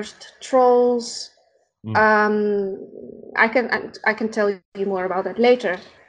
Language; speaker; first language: English; non-native, fluent; Dutch